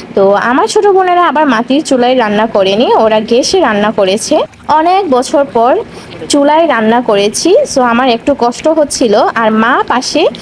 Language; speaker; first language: Bangla; non-native, local second language; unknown